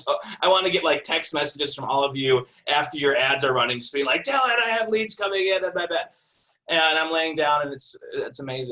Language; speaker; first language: English; native; English